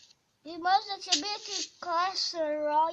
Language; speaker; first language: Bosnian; early bilingual, heritage; Bosnian